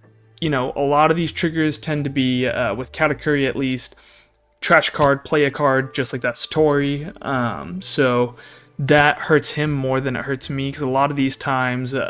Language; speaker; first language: English; native; English